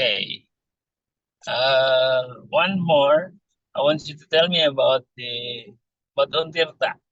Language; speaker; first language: English; non-native, fluent; Indonesian